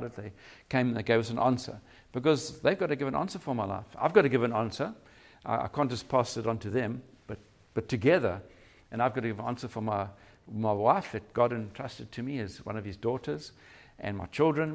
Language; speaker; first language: English; native; English